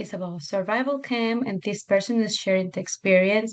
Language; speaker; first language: English; non-native, fluent; Spanish